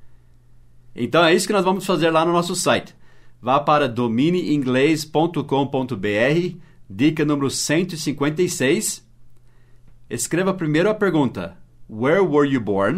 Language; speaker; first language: Portuguese; non-native, fluent; English